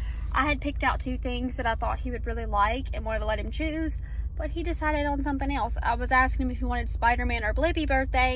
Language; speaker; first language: English; native; English